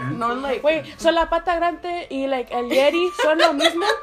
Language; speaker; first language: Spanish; early bilingual, heritage; Spanish